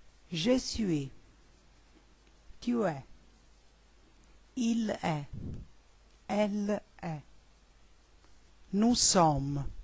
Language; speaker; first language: French; non-native, learner; Italian